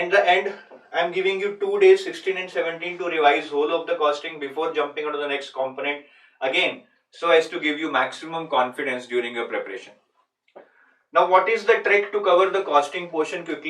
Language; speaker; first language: English; non-native, local second language; Hindi